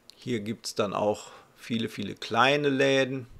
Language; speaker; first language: German; native; German